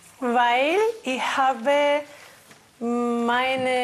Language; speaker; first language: German; non-native, learner; Russian